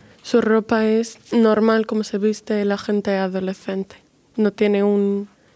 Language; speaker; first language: Spanish; native; Spanish